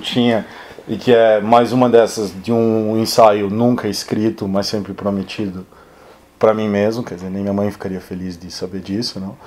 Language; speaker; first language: Portuguese; native; Portuguese